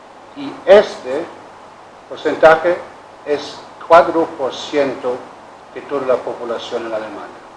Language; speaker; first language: Spanish; non-native, learner; German